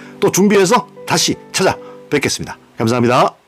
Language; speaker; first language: Korean; native; Korean